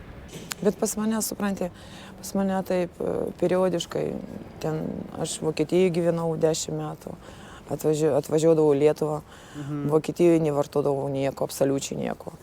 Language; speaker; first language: Lithuanian; early bilingual, other home language; Russian